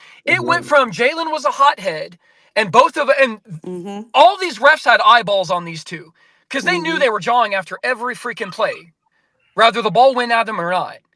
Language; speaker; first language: English; native; English